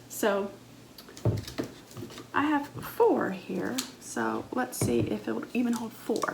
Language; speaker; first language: English; native; English